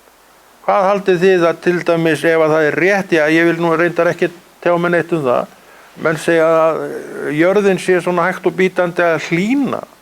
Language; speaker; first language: Icelandic; native; Icelandic